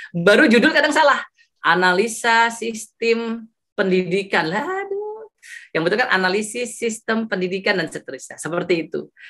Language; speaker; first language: Indonesian; non-native, local second language; Javanese